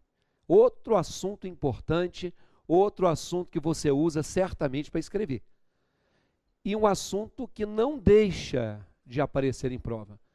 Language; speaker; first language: Portuguese; native; Portuguese